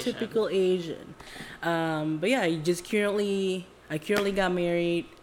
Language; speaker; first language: English; non-native, fluent; Indonesian